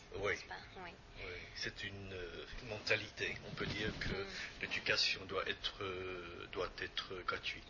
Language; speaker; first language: French; non-native, fluent; English